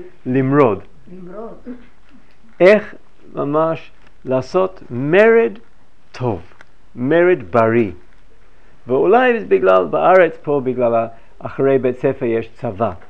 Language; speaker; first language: Hebrew; non-native, fluent; English